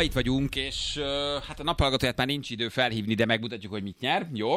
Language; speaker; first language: Hungarian; native; Hungarian